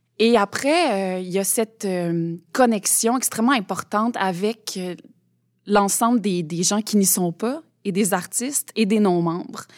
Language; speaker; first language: French; native; French